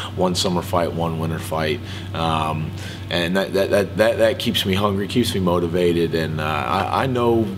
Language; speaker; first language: English; native; English